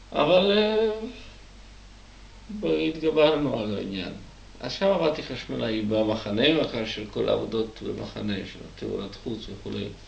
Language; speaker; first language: Hebrew; non-native, fluent; Czech